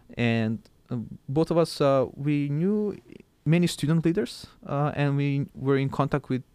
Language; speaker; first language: English; non-native, fluent; Macedonian